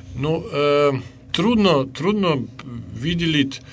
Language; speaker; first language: Russian; non-native, fluent; Serbian